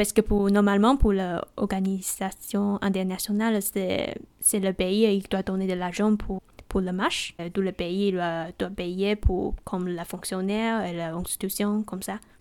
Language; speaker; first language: French; non-native, learner; Chinese